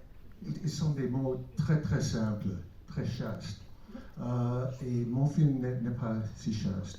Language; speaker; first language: French; non-native, fluent; English